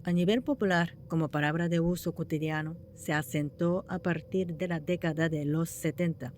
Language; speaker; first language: Spanish; non-native, fluent; Japanese